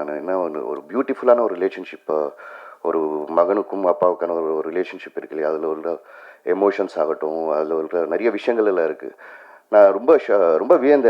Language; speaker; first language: Tamil; non-native, local second language; Telugu